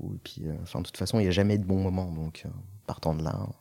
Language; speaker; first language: French; non-native, local second language; Arabic